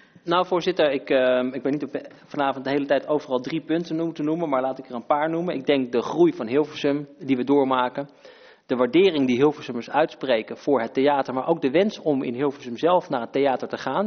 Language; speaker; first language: Dutch; native; Dutch